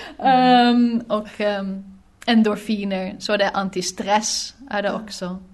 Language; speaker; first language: Swedish; non-native, fluent; Dutch